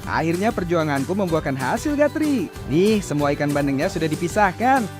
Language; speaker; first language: Indonesian; native; Indonesian